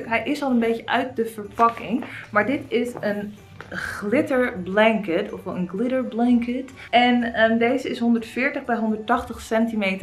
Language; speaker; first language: Dutch; native; Dutch